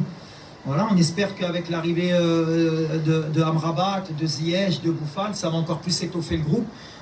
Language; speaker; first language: French; native; French